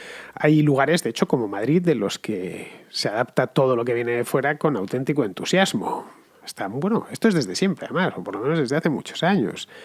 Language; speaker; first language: Spanish; native; Spanish